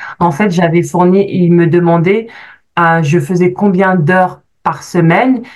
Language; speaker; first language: French; native; French